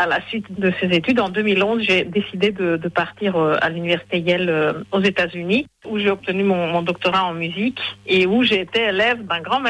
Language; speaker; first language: French; non-native, fluent; Hungarian